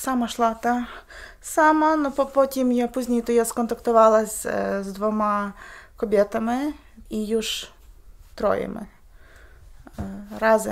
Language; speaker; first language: Polish; non-native, learner; Ukrainian